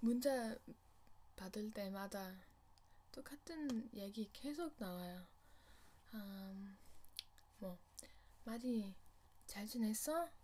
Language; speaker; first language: Korean; non-native, learner; English